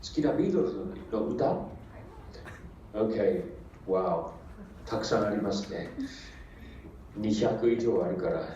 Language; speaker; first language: Japanese; non-native, fluent; English